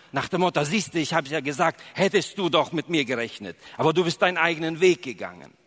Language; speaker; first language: German; early bilingual, other home language; Russian